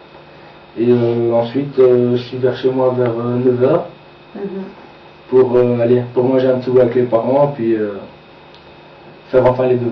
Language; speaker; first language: French; native; French